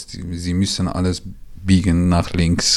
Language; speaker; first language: German; non-native, learner; Turkish